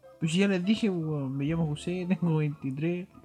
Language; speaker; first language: Spanish; native; Spanish